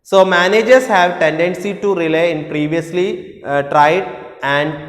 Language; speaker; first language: English; non-native, local second language; Malayalam